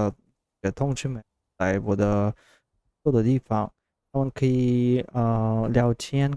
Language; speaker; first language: Chinese; non-native, learner; Russian